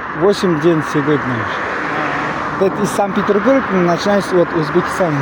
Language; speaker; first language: Russian; non-native, learner; Uzbek